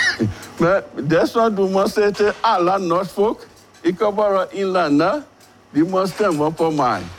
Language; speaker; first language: Norwegian; non-native, learner; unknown